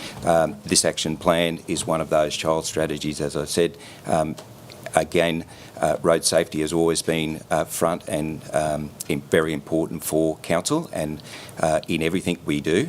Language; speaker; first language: English; native; English